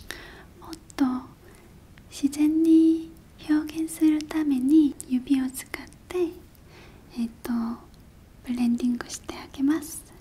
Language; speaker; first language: Japanese; non-native, fluent; Korean